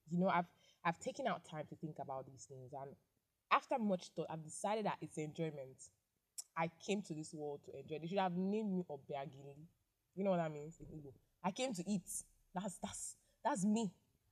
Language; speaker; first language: English; non-native, local second language; Igbo